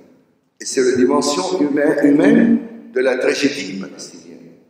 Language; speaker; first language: French; non-native, local second language; Arabic